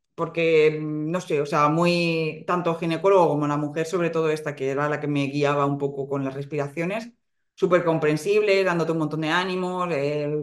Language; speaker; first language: Spanish; native; Spanish